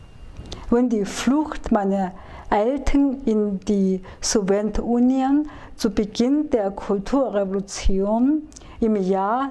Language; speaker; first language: German; non-native, fluent; Chinese